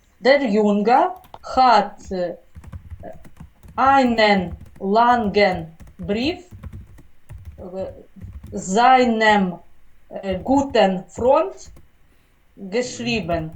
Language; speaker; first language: German; non-native, learner; Russian